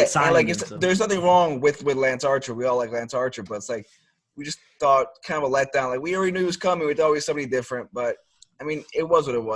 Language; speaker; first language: English; native; English